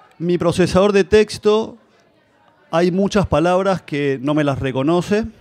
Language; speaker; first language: Spanish; native; Spanish